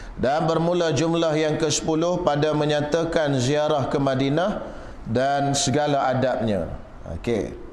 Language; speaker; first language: Malay; native; Malay